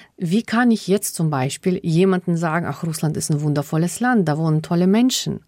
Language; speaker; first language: German; early bilingual, other home language; Russian